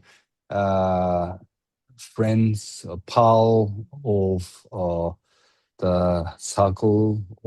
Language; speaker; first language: English; non-native, learner; Japanese